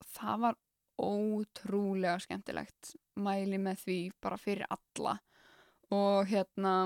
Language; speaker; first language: Icelandic; native; Icelandic